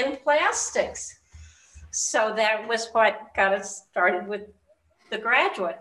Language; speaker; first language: English; native; English